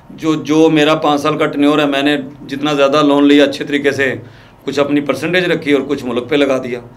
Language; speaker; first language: Urdu; non-native, local second language; Punjabi